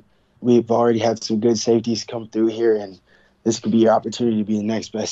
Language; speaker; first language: English; native; English